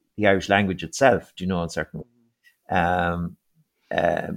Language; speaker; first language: English; native; English